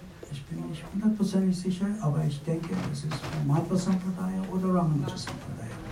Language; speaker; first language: German; non-native, fluent; Persian